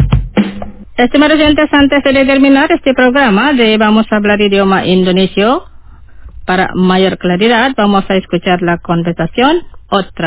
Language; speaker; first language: Spanish; non-native, fluent; Indonesian